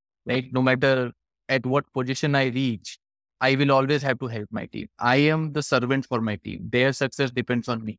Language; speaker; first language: English; non-native, local second language; Hindi